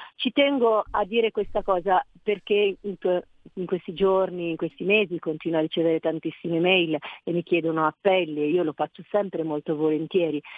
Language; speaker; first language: Italian; native; Italian